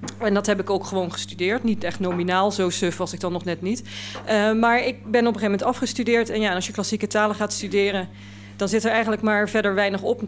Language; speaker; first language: Dutch; native; Dutch